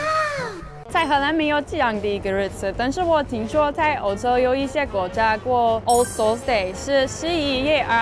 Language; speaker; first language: Chinese; non-native, fluent; Dutch